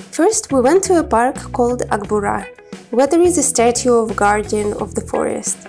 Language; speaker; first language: English; non-native, fluent; Kazakh